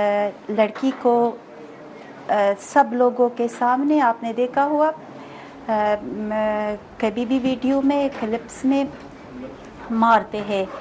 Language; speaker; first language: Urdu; non-native, fluent; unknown